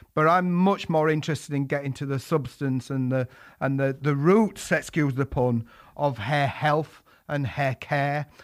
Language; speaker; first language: English; native; English